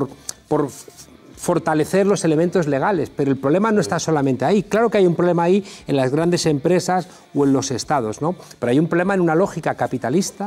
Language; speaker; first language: Spanish; native; Spanish